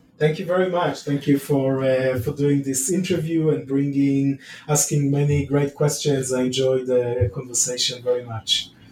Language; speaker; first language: English; non-native, fluent; Hebrew